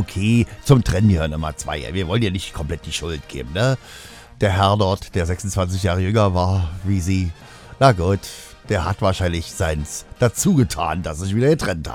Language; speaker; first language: German; native; German